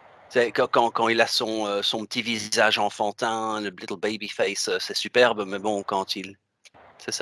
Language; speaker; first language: French; native; French